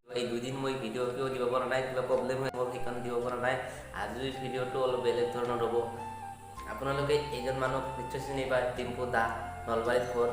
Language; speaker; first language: Assamese; non-native, local second language; Bangla